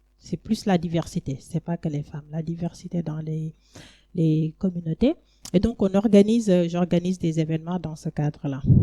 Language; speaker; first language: French; non-native, local second language; Wolof